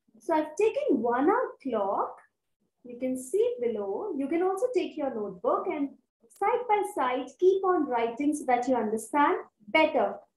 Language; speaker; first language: English; non-native, local second language; Hindi